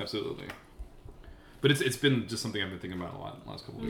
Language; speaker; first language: English; early bilingual, other home language; Spanish